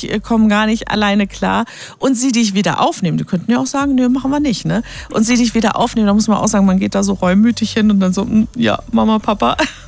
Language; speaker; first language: German; native; German